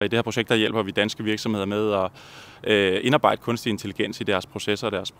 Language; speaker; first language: Danish; native; Danish